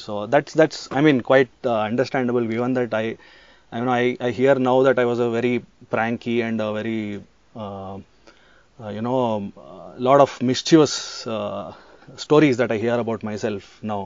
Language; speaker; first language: English; non-native, local second language; Kannada